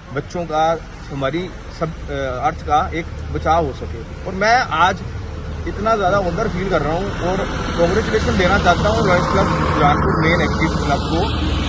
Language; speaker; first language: Hindi; non-native, local second language; Punjabi